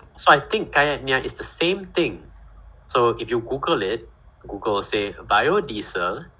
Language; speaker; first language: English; non-native, fluent; Indonesian